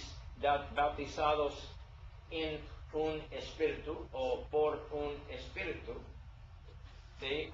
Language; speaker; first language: Spanish; non-native, learner; English